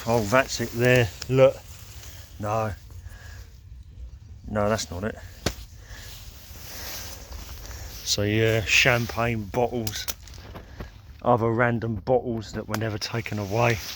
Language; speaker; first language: English; native; English